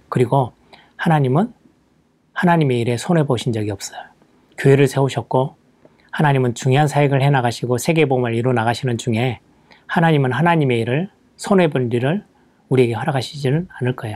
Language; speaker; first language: Korean; native; Korean